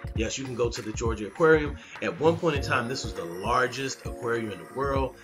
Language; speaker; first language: English; native; English